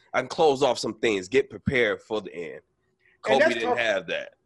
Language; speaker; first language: English; native; English